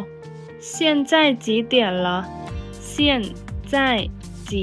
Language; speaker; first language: Chinese; non-native, fluent; Lao